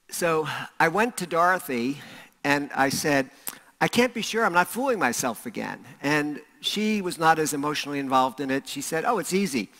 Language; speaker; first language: English; native; English